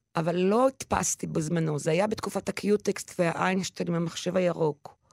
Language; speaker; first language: Hebrew; non-native, local second language; French